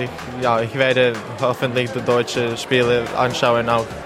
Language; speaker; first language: German; non-native, learner; Serbian